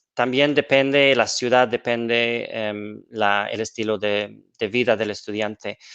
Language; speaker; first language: Spanish; non-native, fluent; English